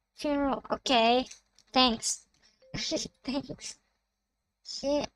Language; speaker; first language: English; non-native, fluent; Thai